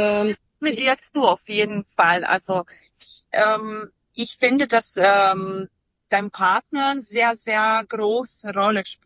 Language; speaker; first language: German; non-native, fluent; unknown